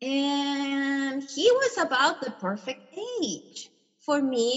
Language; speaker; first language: English; non-native, fluent; Spanish